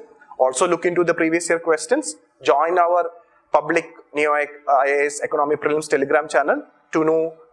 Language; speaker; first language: English; non-native, local second language; Malayalam